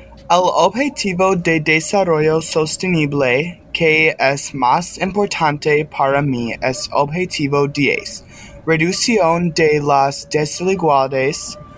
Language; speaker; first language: Spanish; non-native, learner; English